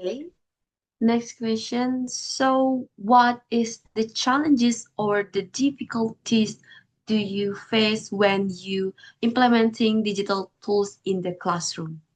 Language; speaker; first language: English; non-native, learner; Indonesian